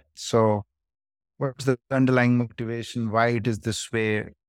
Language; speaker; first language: English; non-native, local second language; Hindi